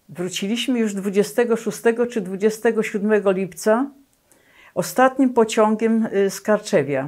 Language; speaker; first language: Polish; native; Polish